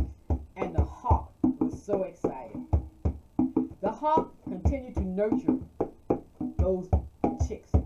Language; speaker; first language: English; native; English